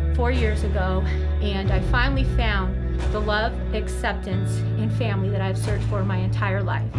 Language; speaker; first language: English; native; English